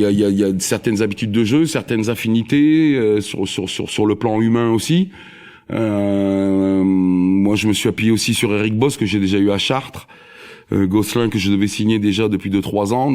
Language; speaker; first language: French; native; French